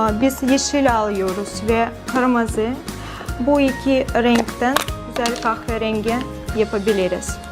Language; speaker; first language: Turkish; non-native, fluent; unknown